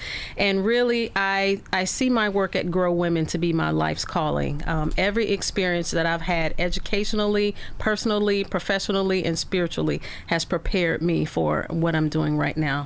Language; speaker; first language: English; native; English